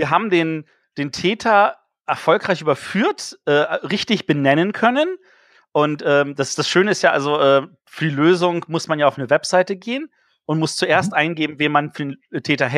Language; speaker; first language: German; native; German